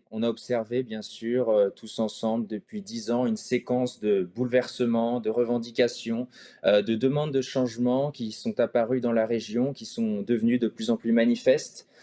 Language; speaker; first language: French; native; French